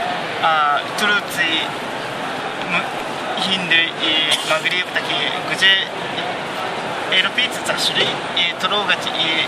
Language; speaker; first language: Russian; non-native, learner; Japanese